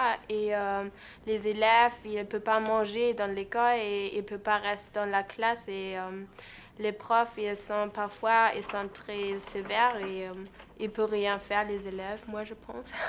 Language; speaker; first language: French; non-native, learner; German